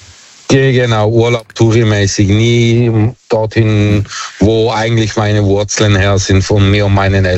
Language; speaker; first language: German; early bilingual, other home language; Turkish